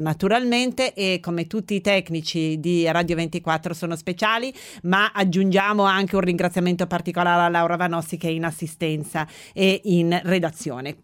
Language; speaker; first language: Italian; native; Italian